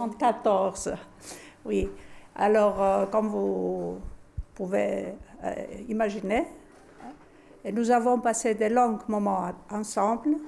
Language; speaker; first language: French; non-native, fluent; Greek